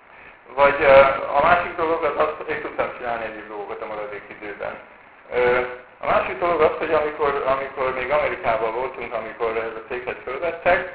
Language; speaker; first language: Hungarian; native; Hungarian